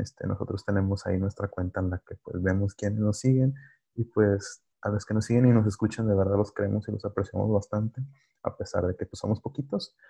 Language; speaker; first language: Spanish; native; Spanish